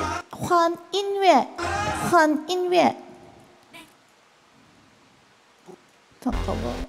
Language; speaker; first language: Chinese; non-native, learner; Korean